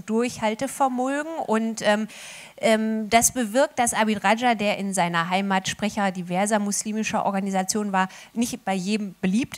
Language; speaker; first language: German; native; German